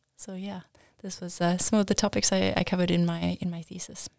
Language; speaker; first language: English; native; English